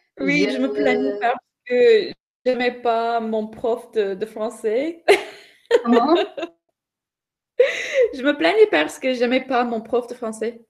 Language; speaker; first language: French; non-native, fluent; English